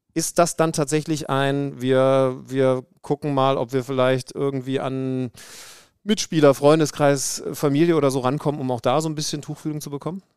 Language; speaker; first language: German; native; German